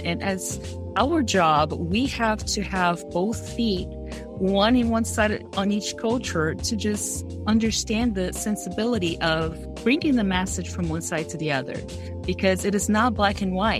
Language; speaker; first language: English; non-native, fluent; Portuguese